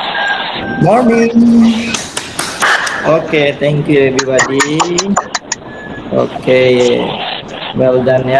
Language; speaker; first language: English; non-native, fluent; Indonesian